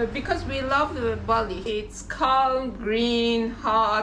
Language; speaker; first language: English; non-native, learner; Russian